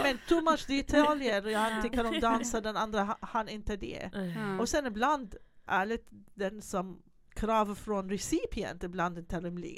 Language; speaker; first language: Swedish; non-native, fluent; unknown